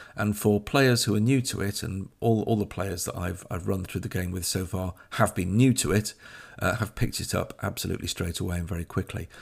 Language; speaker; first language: English; native; English